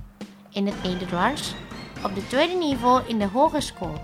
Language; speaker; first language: Dutch; non-native, fluent; Indonesian